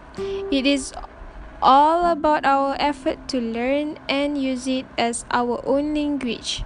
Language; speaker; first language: English; non-native, learner; Malay